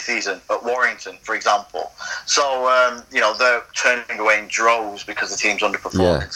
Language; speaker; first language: English; native; English